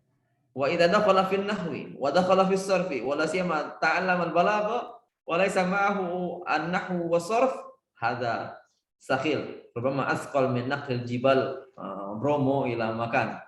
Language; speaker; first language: Arabic; non-native, fluent; Indonesian